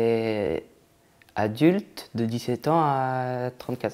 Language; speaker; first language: French; non-native, fluent; Polish